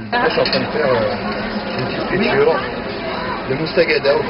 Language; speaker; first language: French; native; French